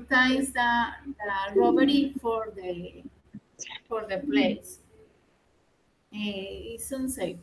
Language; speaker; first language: English; non-native, learner; Spanish